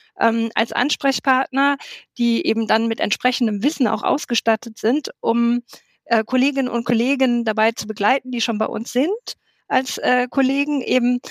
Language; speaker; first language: German; native; German